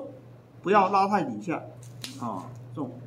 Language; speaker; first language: Chinese; native; Chinese